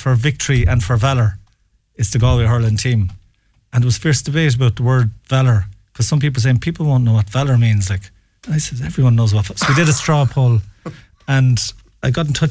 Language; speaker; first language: English; native; English